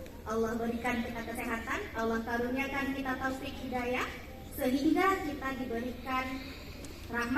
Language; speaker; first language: Indonesian; native; Indonesian